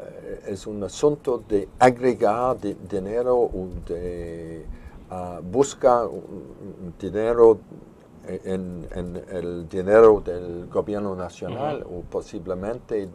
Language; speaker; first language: Spanish; non-native, fluent; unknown